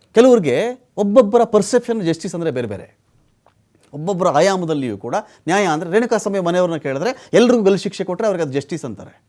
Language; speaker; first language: Kannada; native; Kannada